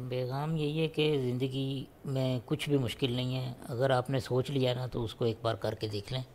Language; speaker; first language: Urdu; non-native, local second language; Punjabi